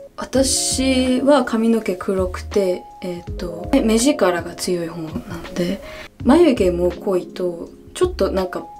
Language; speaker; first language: Japanese; early bilingual, heritage; Japanese